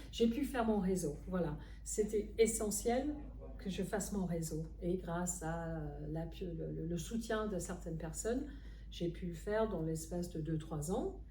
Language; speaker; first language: French; non-native, fluent; English